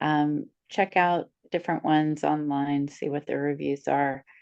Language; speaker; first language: English; native; English